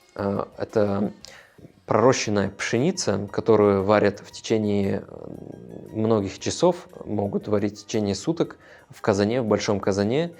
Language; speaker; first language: Russian; non-native, local second language; Tajik